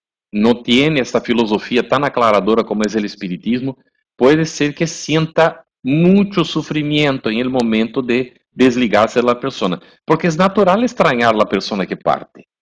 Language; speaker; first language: Spanish; non-native, fluent; Portuguese